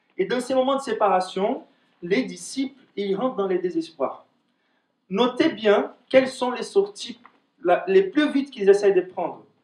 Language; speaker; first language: French; non-native, fluent; Portuguese